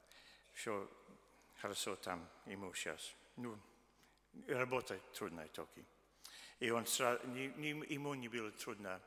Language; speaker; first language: Russian; early bilingual, heritage; Russian